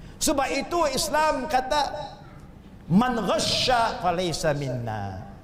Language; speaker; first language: Malay; non-native, local second language; Chinese